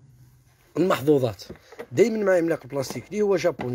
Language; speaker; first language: Arabic; native; Arabic